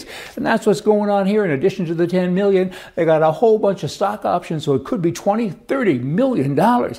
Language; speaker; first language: English; native; English